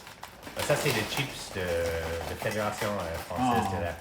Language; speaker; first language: French; non-native, learner; English